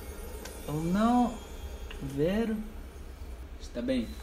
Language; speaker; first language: Portuguese; non-native, learner; English